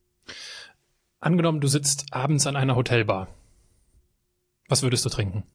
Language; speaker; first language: German; native; German